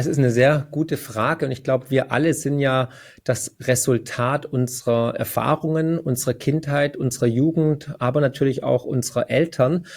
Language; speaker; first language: German; native; German